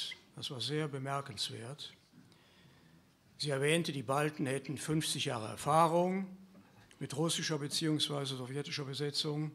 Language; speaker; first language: German; native; German